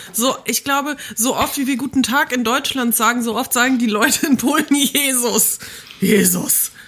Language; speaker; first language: German; early bilingual, other home language; Polish